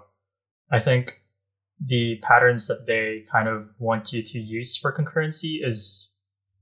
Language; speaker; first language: English; non-native, local second language; Filipino